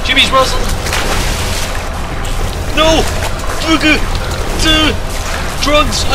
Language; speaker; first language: English; native; English